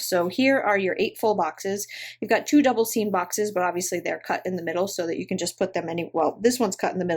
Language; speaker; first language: English; native; English